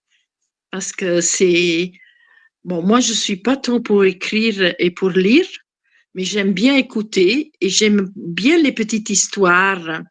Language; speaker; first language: French; non-native, fluent; Italian